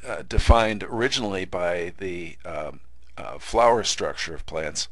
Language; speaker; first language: English; native; English